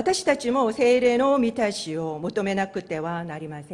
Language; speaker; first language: Japanese; non-native, fluent; Korean